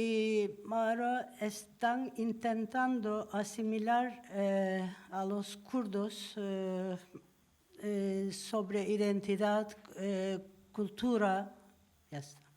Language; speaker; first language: Spanish; non-native, learner; Turkish